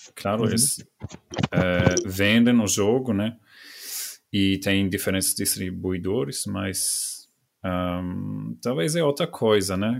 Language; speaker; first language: Portuguese; non-native, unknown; German